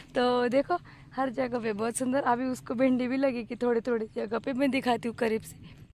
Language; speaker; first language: Hindi; non-native, local second language; Marathi